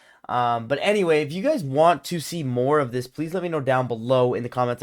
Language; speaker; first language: English; native; English